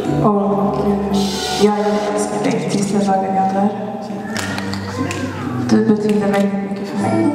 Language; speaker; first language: Swedish; early bilingual, other home language; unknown